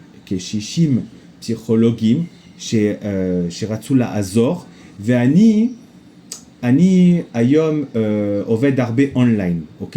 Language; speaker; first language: Hebrew; non-native, fluent; French